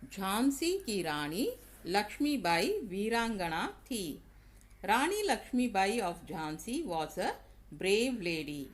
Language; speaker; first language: Hindi; non-native, local second language; Tamil